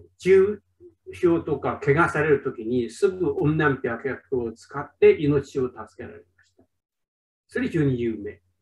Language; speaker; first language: Japanese; non-native, fluent; Chinese